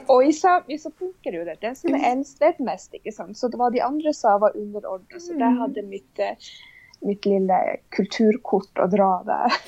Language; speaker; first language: Swedish; non-native, fluent; Northern Sami